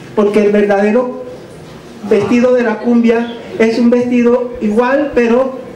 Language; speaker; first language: Spanish; native; Spanish